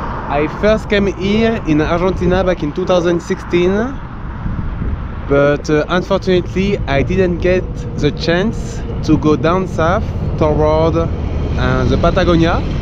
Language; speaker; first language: English; non-native, fluent; French